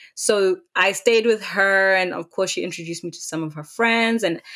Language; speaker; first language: English; non-native, local second language; Tswana